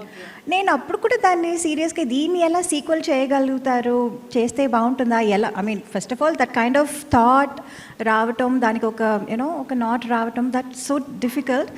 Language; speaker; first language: Telugu; non-native, fluent; Tamil